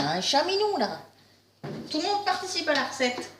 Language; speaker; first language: French; native; French